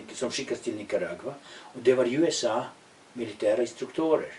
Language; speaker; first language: Swedish; non-native, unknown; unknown